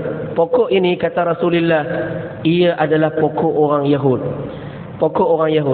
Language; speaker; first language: Malay; native; Malay